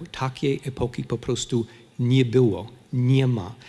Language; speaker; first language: Polish; non-native, fluent; English